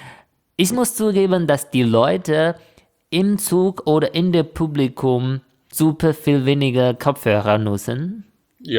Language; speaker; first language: German; non-native, fluent; Chinese